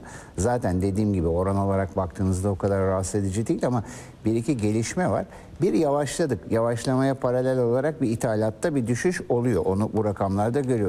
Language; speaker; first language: Turkish; native; Turkish